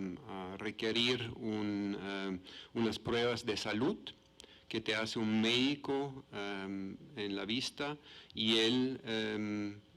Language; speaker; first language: Spanish; non-native, fluent; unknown